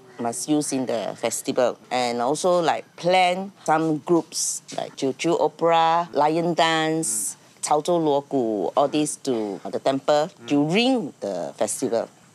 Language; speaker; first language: English; non-native, local second language; Chinese